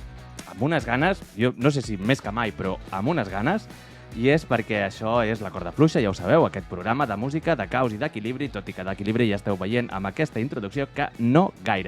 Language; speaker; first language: Catalan; native; Catalan